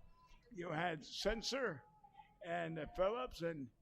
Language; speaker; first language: English; native; English